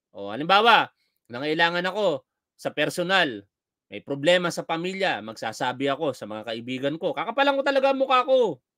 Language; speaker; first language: Filipino; native; Filipino